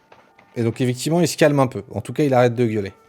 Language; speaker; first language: French; native; French